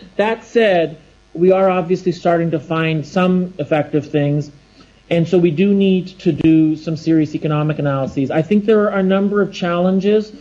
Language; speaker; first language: English; native; English